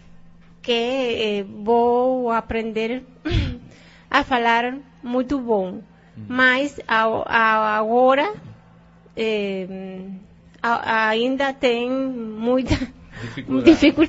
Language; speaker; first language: Portuguese; non-native, learner; Spanish